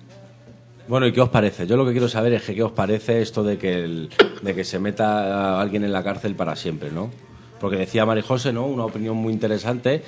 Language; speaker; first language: Spanish; native; Spanish